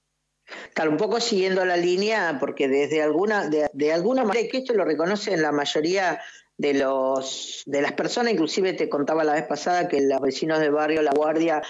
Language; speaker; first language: Spanish; native; Spanish